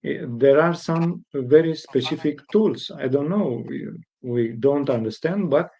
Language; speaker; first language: English; non-native, fluent; Romanian